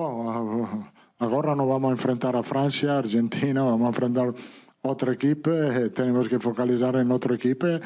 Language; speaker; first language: Portuguese; non-native, learner; Italian